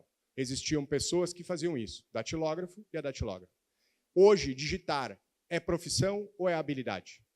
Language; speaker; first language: Portuguese; native; Portuguese